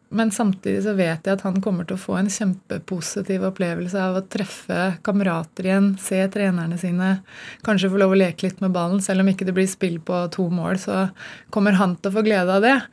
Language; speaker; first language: Norwegian; native; Norwegian